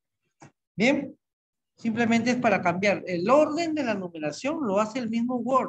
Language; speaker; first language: Spanish; native; Spanish